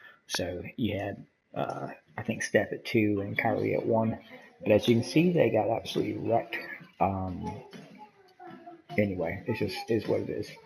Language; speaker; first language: English; native; English